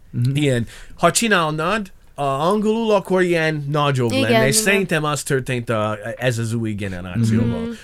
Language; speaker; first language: Hungarian; non-native, fluent; English